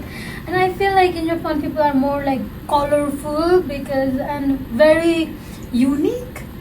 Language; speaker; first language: English; non-native, fluent; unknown